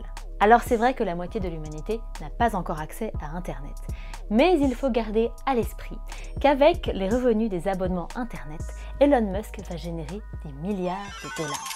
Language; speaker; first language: French; native; French